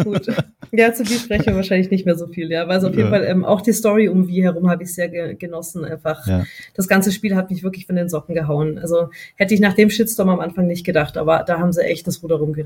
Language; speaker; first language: German; native; German